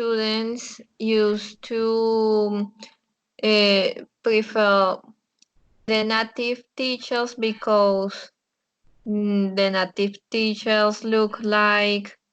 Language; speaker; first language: English; non-native, learner; Spanish